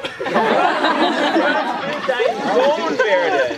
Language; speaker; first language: German; non-native, fluent; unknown